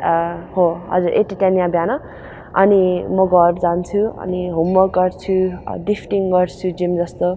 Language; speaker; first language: Nepali; early bilingual, heritage; Nepali